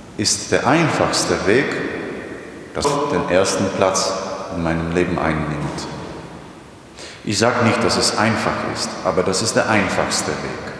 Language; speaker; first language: German; non-native, fluent; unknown